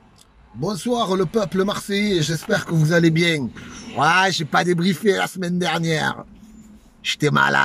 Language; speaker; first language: French; native; French